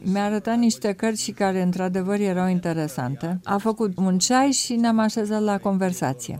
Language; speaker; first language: Romanian; non-native, fluent; German